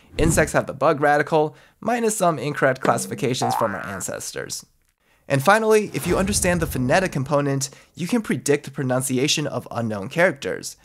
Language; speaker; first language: English; early bilingual, other home language; Chinese